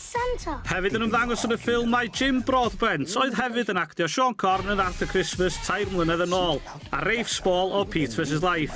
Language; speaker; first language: Welsh; native; Welsh